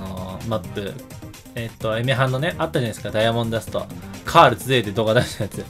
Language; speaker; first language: Japanese; native; Japanese